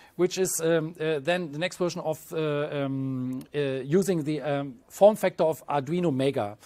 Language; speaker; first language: English; non-native, fluent; German